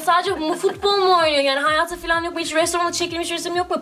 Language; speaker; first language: Turkish; early bilingual, heritage; Turkish